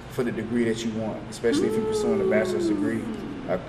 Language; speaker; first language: English; native; English